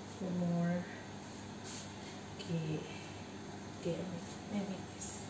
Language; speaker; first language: English; non-native, local second language; Filipino